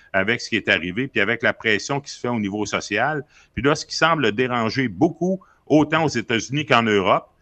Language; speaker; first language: French; native; French